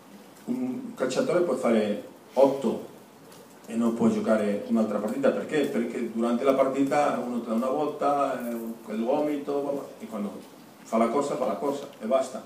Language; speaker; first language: Italian; non-native, fluent; Spanish